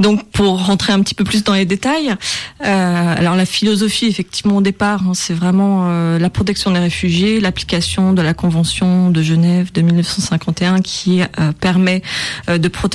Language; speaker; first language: French; native; French